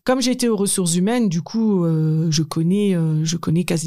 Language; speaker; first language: French; native; French